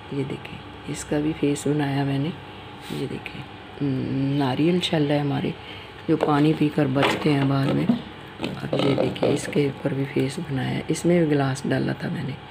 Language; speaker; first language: Hindi; non-native, local second language; Punjabi